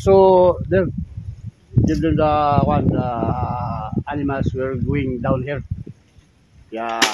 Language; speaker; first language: English; non-native, learner; Filipino